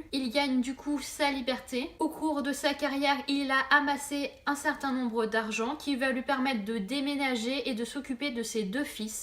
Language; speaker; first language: French; native; French